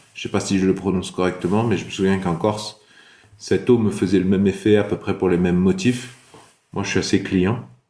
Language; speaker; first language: French; native; French